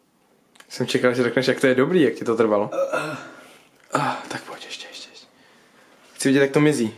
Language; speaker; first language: Czech; native; Czech